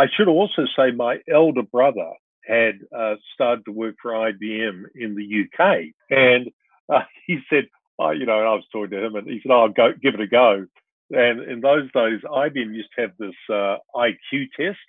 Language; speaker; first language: English; native; English